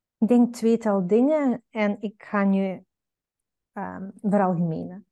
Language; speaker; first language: Dutch; non-native, fluent; Russian